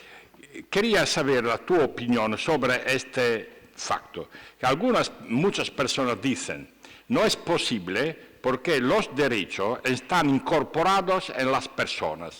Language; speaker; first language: Spanish; non-native, learner; Italian